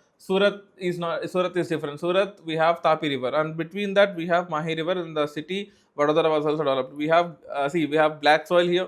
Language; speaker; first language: English; non-native, local second language; Telugu